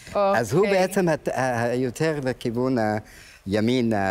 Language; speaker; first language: Hebrew; early bilingual, other home language; Arabic